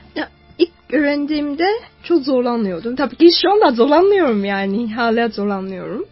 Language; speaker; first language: Turkish; non-native, fluent; Chinese